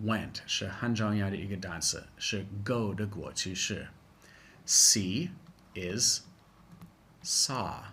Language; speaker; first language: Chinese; non-native, fluent; English